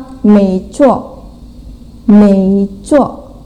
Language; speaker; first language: Chinese; non-native, fluent; Indonesian